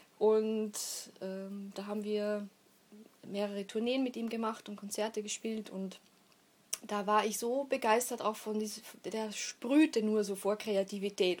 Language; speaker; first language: German; native; German